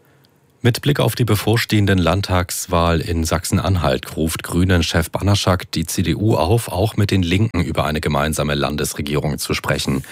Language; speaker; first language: German; native; German